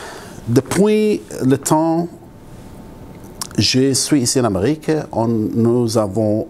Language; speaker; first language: French; non-native, local second language; Arabic